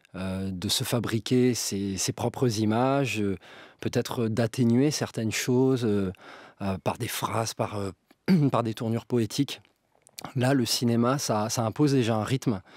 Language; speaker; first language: French; native; French